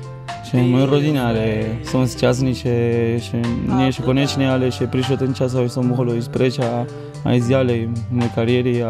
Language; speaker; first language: Slovak; non-native, fluent; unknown